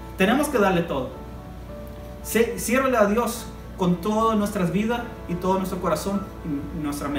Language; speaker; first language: Spanish; early bilingual, heritage; Spanish